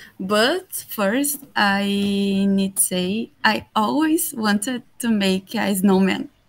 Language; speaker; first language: English; non-native, learner; Portuguese